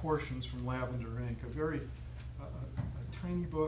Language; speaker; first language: English; native; English